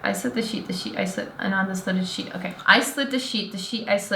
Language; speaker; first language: English; native; English